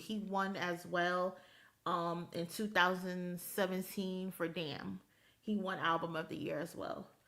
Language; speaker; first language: English; native; English